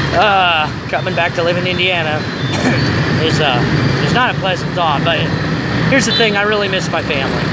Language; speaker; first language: English; native; English